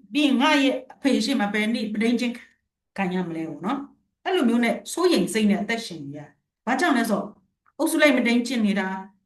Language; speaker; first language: Burmese; non-native, local second language; Shwe Palaung